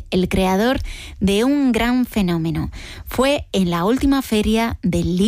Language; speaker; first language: Spanish; native; Spanish